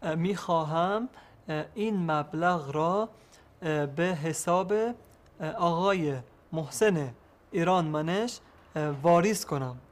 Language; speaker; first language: Persian; non-native, learner; Arabic